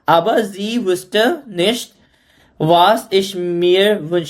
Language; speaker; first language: German; non-native, learner; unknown